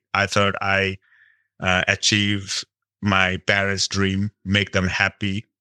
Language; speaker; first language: English; non-native, local second language; Nepali